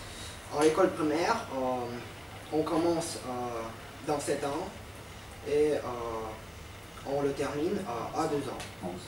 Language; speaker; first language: French; non-native, learner; Russian